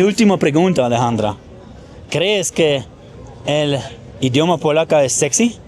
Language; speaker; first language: Spanish; non-native, learner; Polish